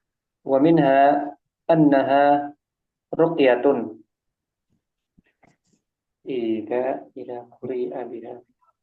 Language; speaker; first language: Arabic; non-native, learner; Indonesian